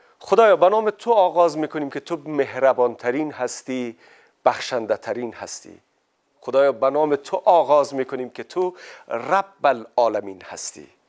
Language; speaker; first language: Persian; native; Persian